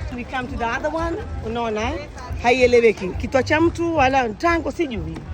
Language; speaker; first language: Swahili; native; Swahili